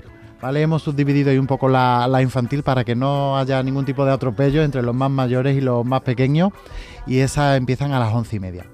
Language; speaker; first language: Spanish; native; Spanish